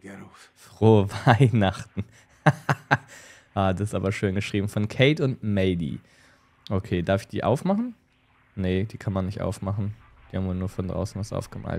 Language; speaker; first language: German; native; German